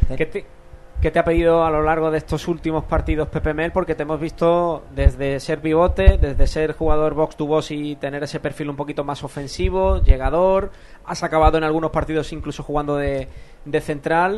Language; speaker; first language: Spanish; native; Spanish